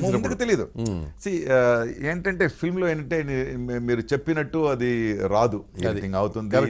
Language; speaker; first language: Telugu; non-native, local second language; Tamil